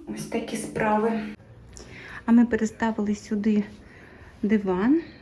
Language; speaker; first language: Ukrainian; non-native, local second language; Russian